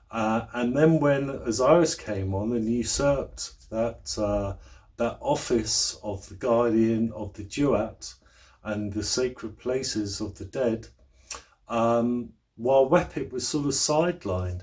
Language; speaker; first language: English; native; English